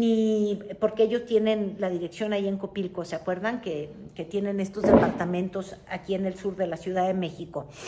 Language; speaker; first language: Spanish; native; Spanish